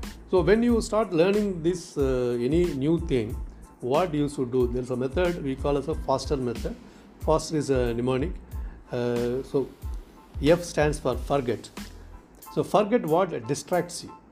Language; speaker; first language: English; non-native, local second language; Tamil